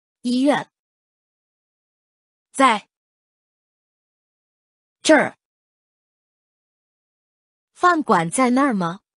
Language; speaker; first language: Chinese; non-native, learner; English